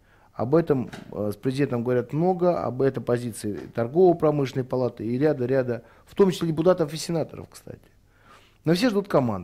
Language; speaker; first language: Russian; native; Russian